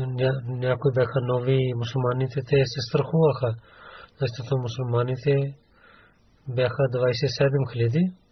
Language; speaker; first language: Bulgarian; non-native, learner; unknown